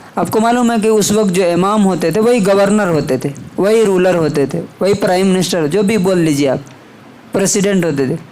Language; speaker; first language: Urdu; native; Urdu